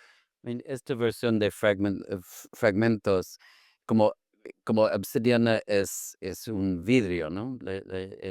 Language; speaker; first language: Spanish; non-native, fluent; English